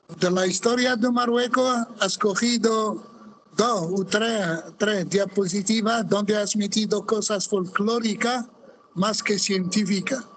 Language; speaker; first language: Spanish; non-native, fluent; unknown